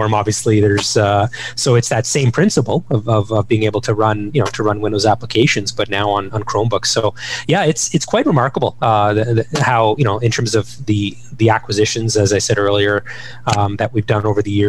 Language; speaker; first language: English; native; English